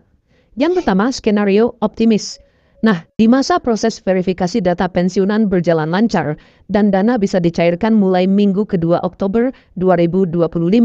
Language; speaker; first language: Indonesian; native; Indonesian